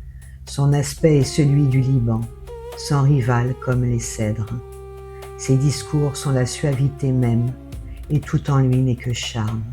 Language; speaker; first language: French; native; French